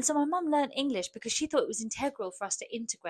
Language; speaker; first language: English; early bilingual, other home language; Polish